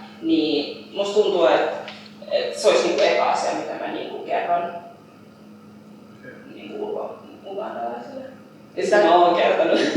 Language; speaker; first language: Finnish; early bilingual, other home language; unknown